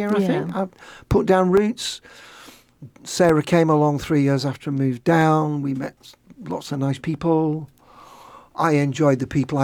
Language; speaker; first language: English; native; English